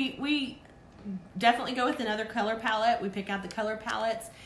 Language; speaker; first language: English; native; English